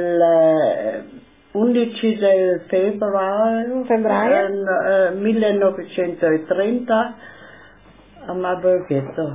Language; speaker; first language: Italian; non-native, local second language; German